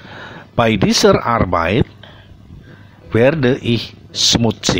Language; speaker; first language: German; non-native, fluent; Indonesian